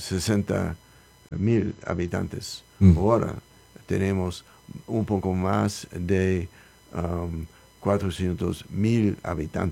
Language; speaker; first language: Spanish; non-native, learner; English